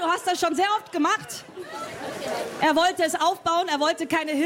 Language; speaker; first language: German; native; German